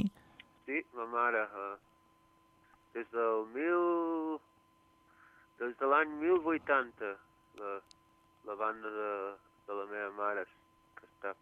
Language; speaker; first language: Catalan; early bilingual, heritage; Catalan